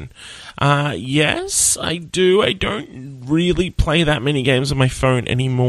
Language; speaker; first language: English; native; English